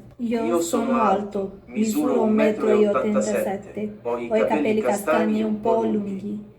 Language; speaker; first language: Italian; non-native, learner; Portuguese